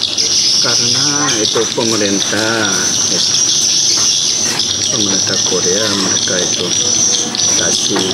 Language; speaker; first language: Indonesian; non-native, learner; Korean